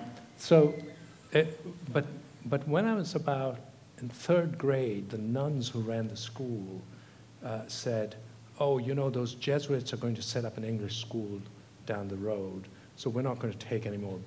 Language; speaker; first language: English; non-native, local second language; Tamil